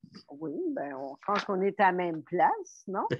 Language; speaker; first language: French; native; French